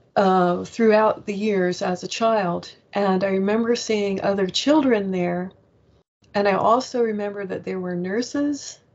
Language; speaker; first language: English; native; English